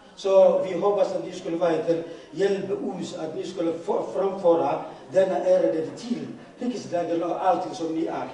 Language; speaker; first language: Swedish; non-native, learner; Somali